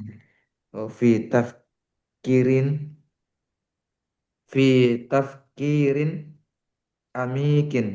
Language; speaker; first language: Arabic; non-native, learner; Indonesian